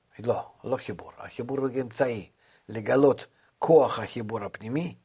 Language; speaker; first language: Hebrew; non-native, fluent; Russian